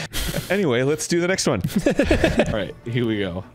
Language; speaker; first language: English; native; English